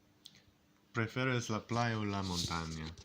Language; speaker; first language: Spanish; non-native, learner; English